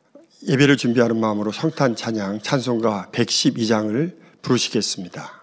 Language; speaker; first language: Korean; native; Korean